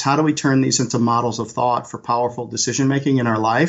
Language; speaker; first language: English; native; English